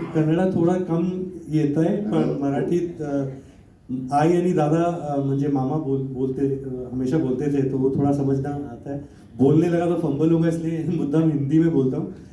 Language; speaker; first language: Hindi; non-native, local second language; Gujarati